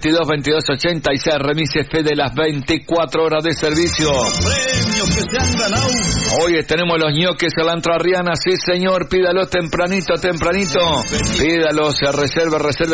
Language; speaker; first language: Spanish; native; Spanish